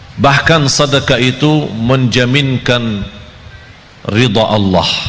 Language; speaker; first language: Malay; non-native, fluent; Arabic